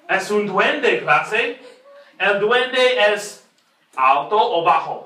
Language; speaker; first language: Spanish; non-native, fluent; English